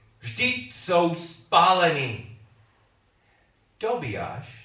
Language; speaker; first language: Czech; non-native, learner; English